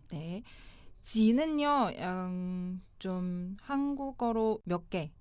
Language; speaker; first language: Korean; non-native, fluent; Chinese